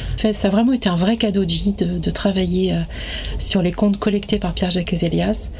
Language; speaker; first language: French; native; French